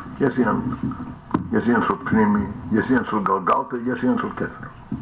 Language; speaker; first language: Hebrew; non-native, fluent; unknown